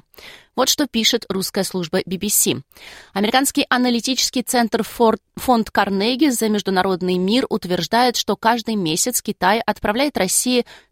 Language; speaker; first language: Russian; native; Russian